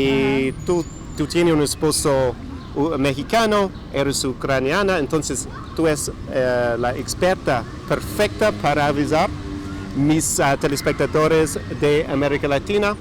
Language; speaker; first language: Spanish; non-native, fluent; English